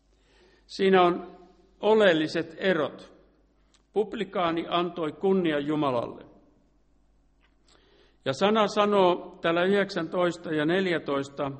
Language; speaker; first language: Finnish; native; Finnish